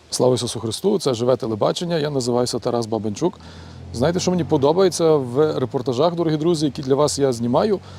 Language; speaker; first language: Ukrainian; native; Ukrainian